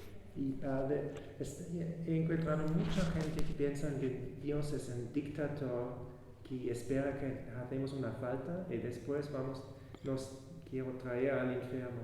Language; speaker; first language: Spanish; non-native, fluent; German